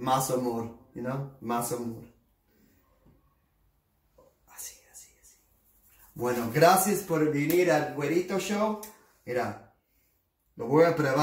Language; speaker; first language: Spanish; early bilingual, heritage; Spanish